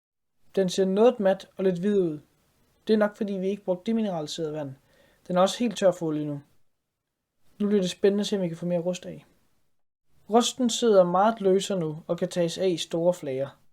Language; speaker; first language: Danish; native; Danish